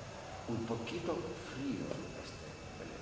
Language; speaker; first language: Spanish; non-native, learner; Russian